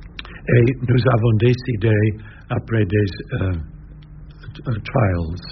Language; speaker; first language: French; non-native, learner; English